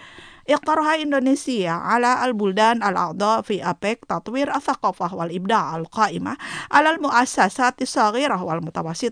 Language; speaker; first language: Arabic; non-native, fluent; Indonesian